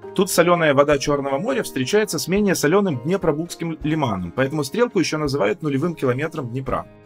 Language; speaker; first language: Russian; native; Russian